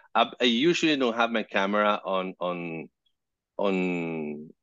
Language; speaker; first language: English; non-native, fluent; Spanish